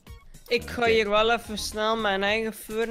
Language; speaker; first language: Dutch; native; Dutch